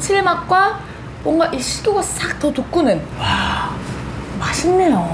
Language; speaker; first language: Korean; native; Korean